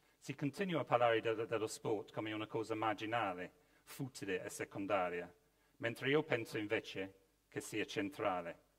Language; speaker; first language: Italian; non-native, fluent; English